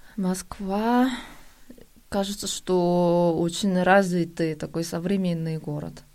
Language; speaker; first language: Russian; non-native, fluent; Korean